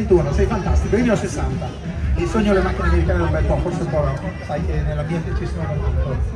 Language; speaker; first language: Italian; native; Italian